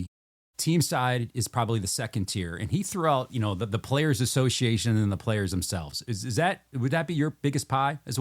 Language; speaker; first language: English; native; English